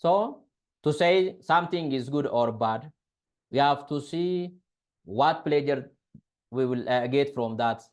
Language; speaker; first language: English; non-native, local second language; Amharic